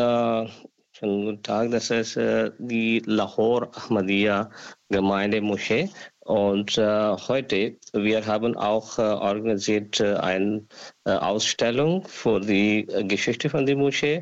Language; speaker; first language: German; non-native, learner; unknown